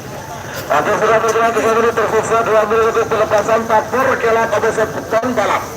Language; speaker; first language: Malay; non-native, local second language; Madurese